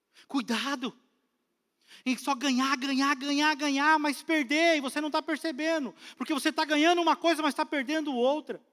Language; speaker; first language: Portuguese; native; Portuguese